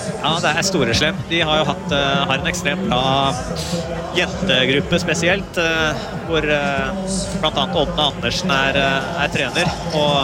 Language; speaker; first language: Norwegian; native; Norwegian